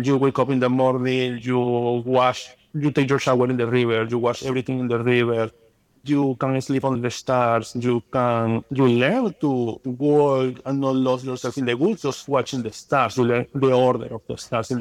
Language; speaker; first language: English; non-native, fluent; Spanish